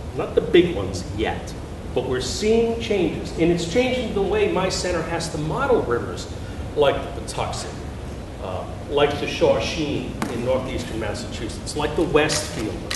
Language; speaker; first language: English; native; English